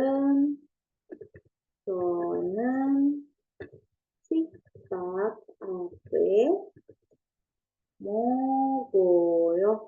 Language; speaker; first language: Korean; non-native, fluent; Indonesian